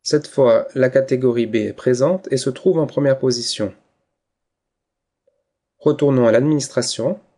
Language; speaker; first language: French; native; French